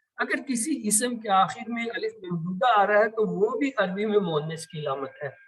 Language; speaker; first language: Urdu; native; Urdu